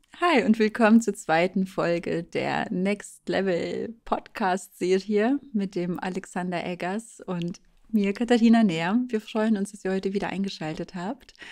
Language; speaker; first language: German; early bilingual, other home language; Russian